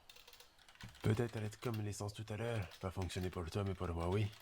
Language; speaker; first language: French; native; French